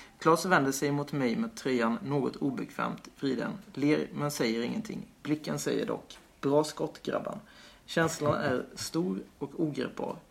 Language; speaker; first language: Swedish; native; Swedish